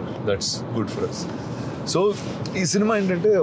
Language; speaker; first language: Telugu; native; Telugu